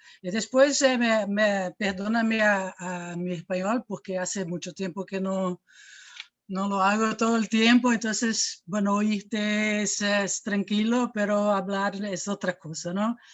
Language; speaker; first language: Spanish; non-native, fluent; Portuguese